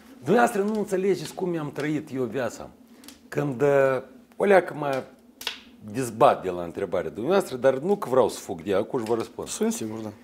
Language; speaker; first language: Romanian; native; Romanian